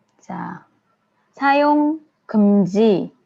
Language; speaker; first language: Korean; non-native, fluent; Indonesian